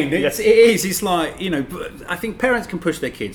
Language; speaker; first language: English; native; English